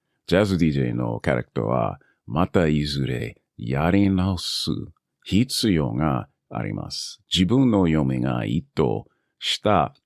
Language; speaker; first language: Japanese; non-native, learner; English